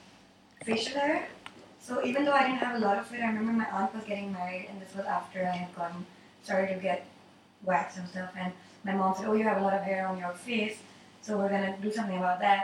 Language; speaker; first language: English; non-native, local second language; Urdu